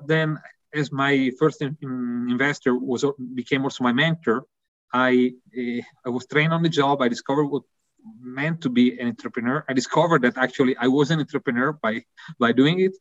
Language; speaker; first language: English; non-native, fluent; Italian